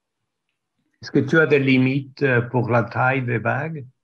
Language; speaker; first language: French; non-native, learner; English